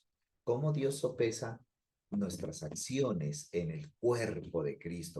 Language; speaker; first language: Spanish; native; Spanish